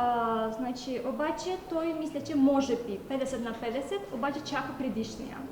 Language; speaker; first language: Bulgarian; non-native, learner; Azerbaijani